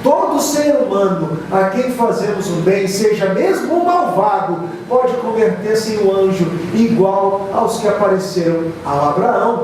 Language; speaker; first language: Portuguese; native; Portuguese